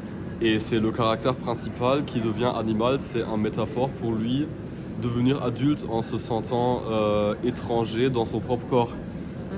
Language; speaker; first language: French; non-native, fluent; German